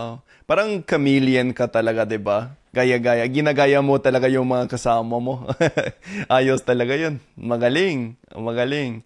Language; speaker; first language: Filipino; non-native, fluent; English